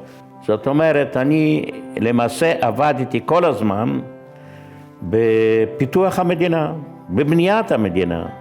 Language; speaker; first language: Hebrew; non-native, fluent; Yiddish